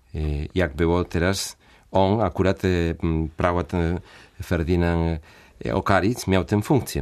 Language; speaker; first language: Polish; non-native, fluent; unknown